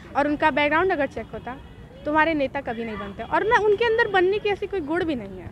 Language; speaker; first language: Hindi; native; Hindi